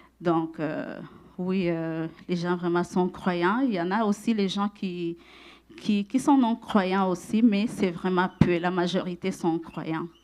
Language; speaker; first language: French; non-native, local second language; Rundi